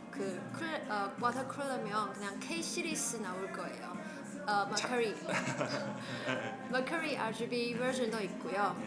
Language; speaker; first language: Korean; non-native, learner; Chinese